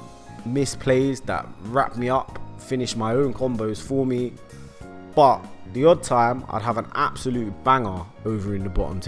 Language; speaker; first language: English; native; English